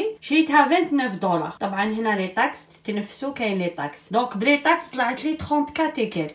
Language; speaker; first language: Arabic; native; Arabic